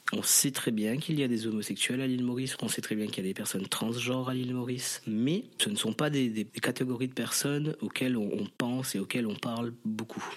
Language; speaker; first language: French; non-native, local second language; Morisyen